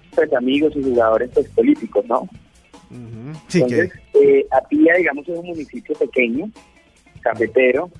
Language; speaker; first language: Spanish; native; Spanish